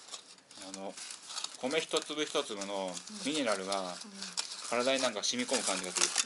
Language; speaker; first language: Japanese; native; Japanese